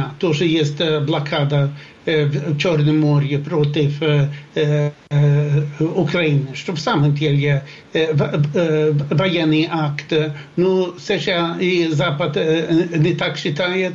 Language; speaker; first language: Russian; non-native, fluent; Swedish